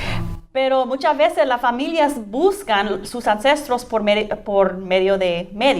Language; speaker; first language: Spanish; non-native, fluent; English